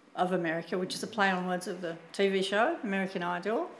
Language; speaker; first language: English; native; English